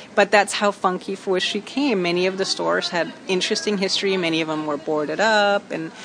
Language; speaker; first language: English; non-native, fluent; German